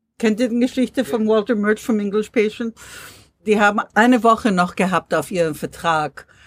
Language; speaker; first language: German; non-native, fluent; English